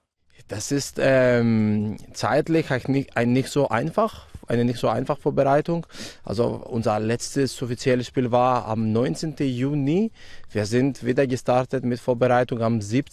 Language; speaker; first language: German; non-native, fluent; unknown